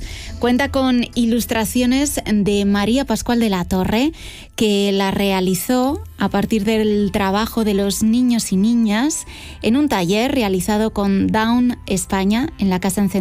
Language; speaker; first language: Spanish; native; Spanish